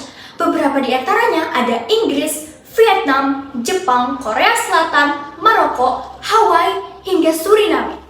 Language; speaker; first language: Indonesian; native; Indonesian